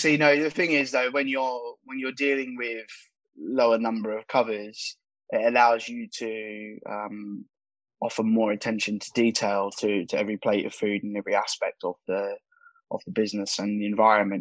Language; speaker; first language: English; native; English